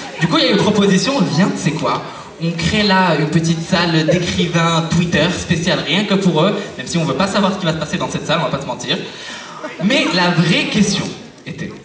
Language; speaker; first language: French; native; French